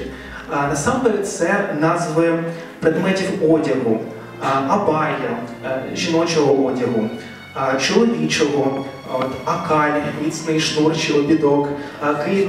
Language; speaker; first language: Ukrainian; native; Ukrainian